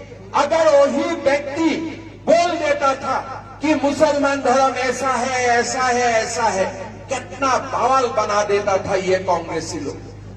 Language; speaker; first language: Hindi; non-native, local second language; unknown